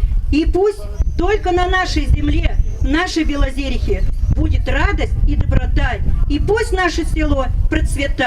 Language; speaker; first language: Russian; native; Russian